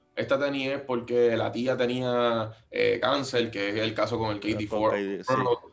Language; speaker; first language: Spanish; native; Spanish